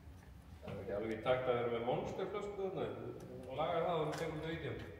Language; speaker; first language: Icelandic; native; Icelandic